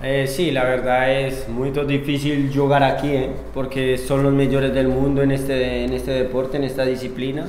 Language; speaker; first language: Portuguese; non-native, learner; Spanish